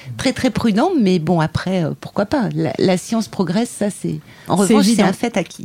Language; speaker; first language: French; native; French